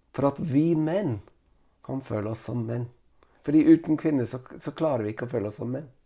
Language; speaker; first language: Norwegian; non-native, fluent; Italian